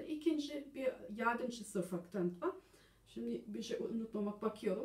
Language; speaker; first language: Turkish; early bilingual, heritage; German